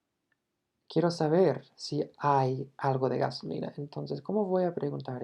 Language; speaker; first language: Spanish; non-native, fluent; English